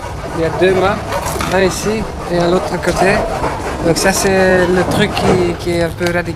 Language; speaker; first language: French; non-native, local second language; Dutch